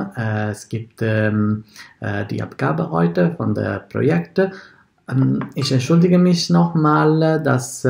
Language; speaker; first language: German; non-native, fluent; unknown